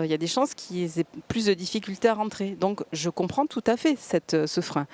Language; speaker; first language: French; native; French